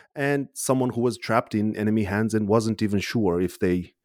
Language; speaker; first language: English; non-native, fluent; Uzbek